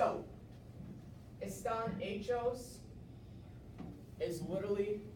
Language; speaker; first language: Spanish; non-native, learner; English